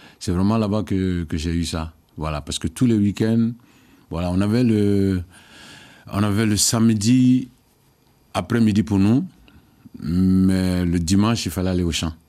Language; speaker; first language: French; non-native, local second language; Dyula